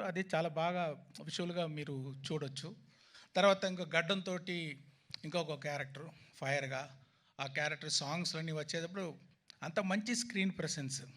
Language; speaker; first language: Telugu; non-native, fluent; Tamil